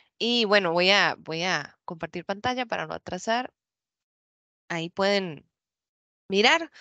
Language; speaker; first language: Spanish; native; Spanish